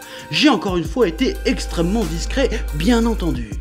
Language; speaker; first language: French; native; French